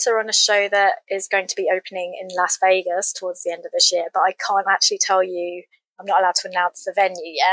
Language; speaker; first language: English; native; English